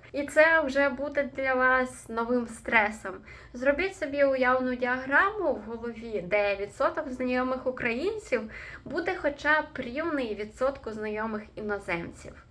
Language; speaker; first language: Ukrainian; native; Ukrainian